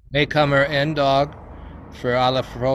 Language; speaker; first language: Swedish; non-native, learner; English